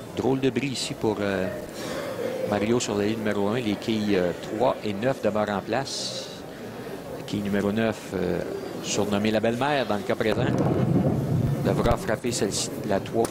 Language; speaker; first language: French; native; French